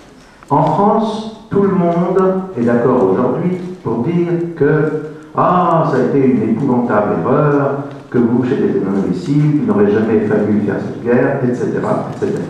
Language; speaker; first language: French; native; French